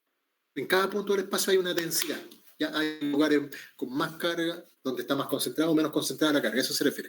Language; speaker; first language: Spanish; native; Spanish